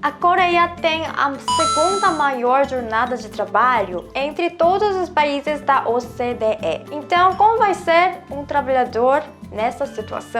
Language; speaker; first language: Portuguese; non-native, fluent; Korean